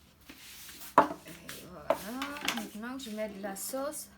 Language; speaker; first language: French; non-native, learner; Khmer